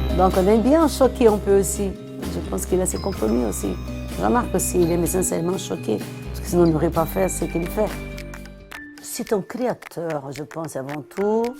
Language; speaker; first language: French; non-native, fluent; Portuguese